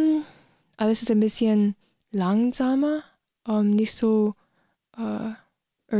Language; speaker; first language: German; non-native, learner; English